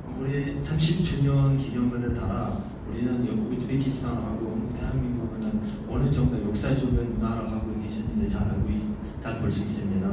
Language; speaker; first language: Korean; non-native, fluent; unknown